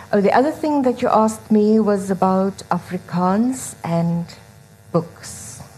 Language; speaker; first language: English; non-native, local second language; Afrikaans